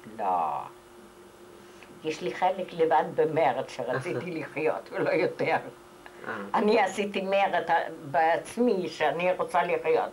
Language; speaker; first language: Hebrew; non-native, fluent; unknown